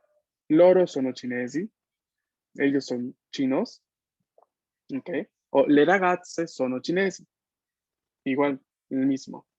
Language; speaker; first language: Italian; non-native, fluent; Spanish